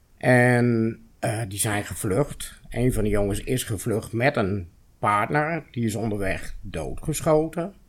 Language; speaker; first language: Dutch; native; Dutch